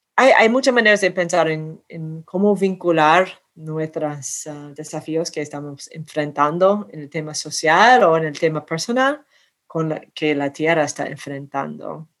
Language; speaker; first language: Spanish; non-native, fluent; English